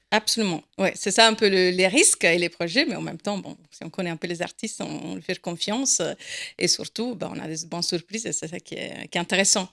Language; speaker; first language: French; non-native, fluent; Italian